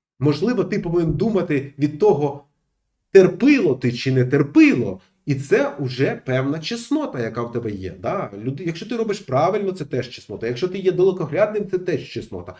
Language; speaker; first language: Ukrainian; non-native, local second language; Russian